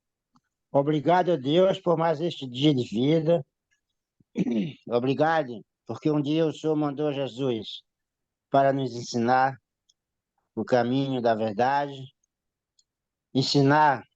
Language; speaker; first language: Portuguese; native; Portuguese